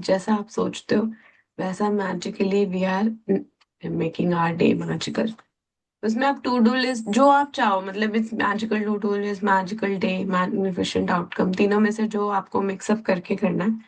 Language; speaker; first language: Hindi; native; Hindi